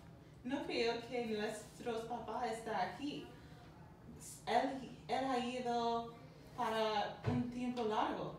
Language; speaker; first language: Spanish; non-native, learner; English